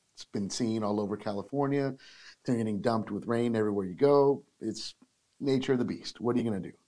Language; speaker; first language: English; early bilingual, other home language; Spanish